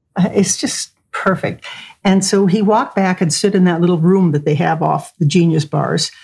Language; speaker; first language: English; native; English